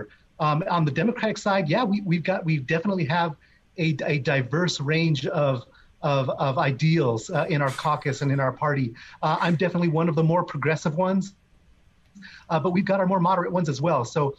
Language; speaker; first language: English; native; English